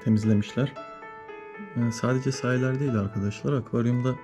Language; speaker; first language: Turkish; native; Turkish